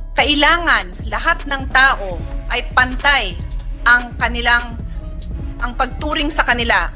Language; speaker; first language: Filipino; native; Filipino